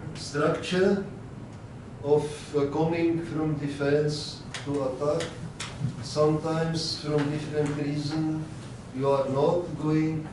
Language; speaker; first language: English; non-native, learner; Czech